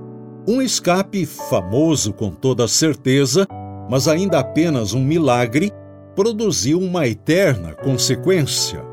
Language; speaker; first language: Portuguese; native; Portuguese